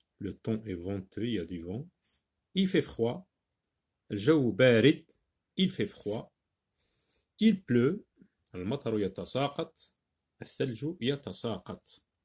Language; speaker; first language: French; non-native, local second language; Arabic